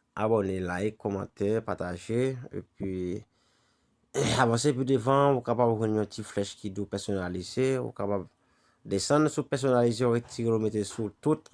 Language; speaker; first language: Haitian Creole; native; Haitian Creole